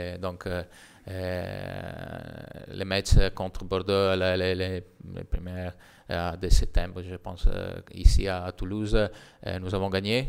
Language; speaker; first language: French; non-native, learner; Italian